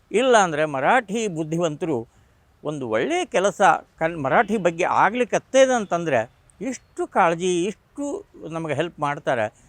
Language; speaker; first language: Kannada; non-native, local second language; Marathi